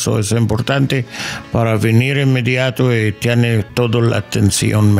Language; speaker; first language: Spanish; non-native, learner; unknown